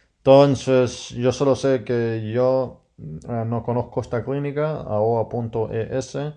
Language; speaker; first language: Spanish; non-native, fluent; English